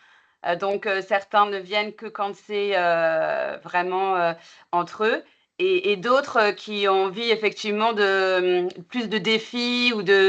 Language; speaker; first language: French; native; French